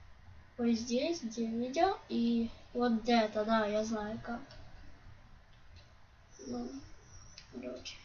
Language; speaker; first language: Russian; non-native, local second language; Ukrainian